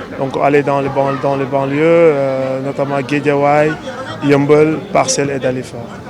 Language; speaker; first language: French; non-native, local second language; Wolof